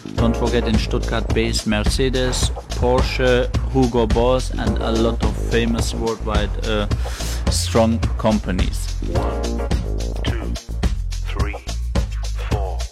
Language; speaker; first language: English; non-native, fluent; Turkish